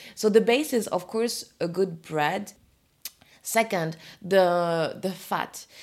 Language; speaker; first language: English; non-native, fluent; French